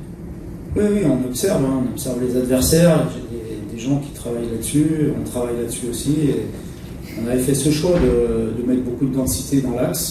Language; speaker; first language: French; native; French